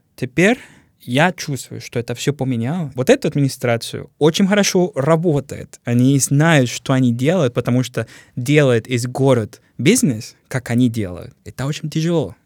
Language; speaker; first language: Russian; non-native, learner; Spanish